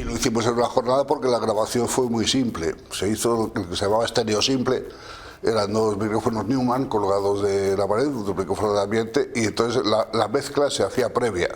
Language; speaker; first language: Spanish; native; Spanish